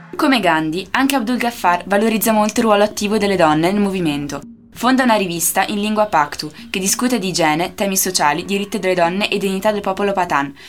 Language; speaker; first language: Italian; native; Italian